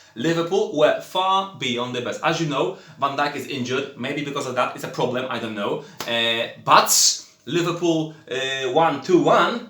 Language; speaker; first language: English; non-native, fluent; Polish